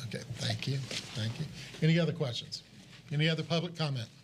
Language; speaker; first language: English; native; English